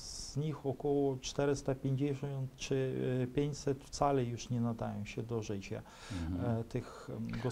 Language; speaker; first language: Polish; non-native, fluent; Ukrainian